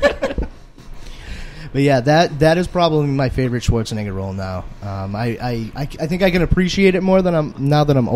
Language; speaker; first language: English; native; English